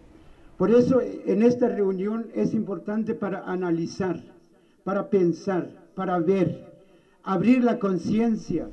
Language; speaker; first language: Spanish; non-native, local second language; Tzeltal